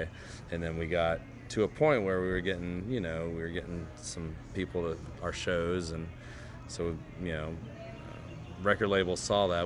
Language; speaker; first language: English; native; English